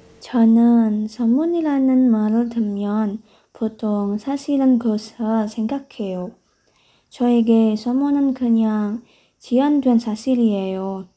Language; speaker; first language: Korean; non-native, learner; Indonesian